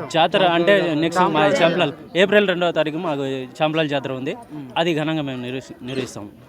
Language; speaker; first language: Telugu; non-native, local second language; Lambadi